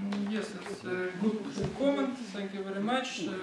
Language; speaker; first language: English; non-native, fluent; Russian